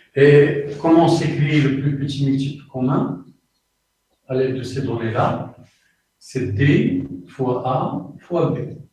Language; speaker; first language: French; non-native, local second language; Arabic